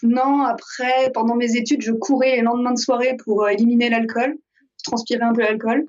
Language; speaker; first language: French; native; French